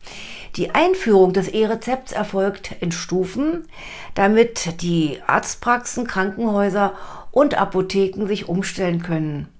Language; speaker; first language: German; native; German